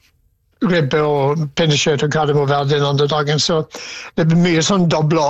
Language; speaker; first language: Norwegian; non-native, fluent; English